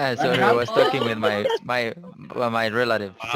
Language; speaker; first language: English; non-native, learner; Spanish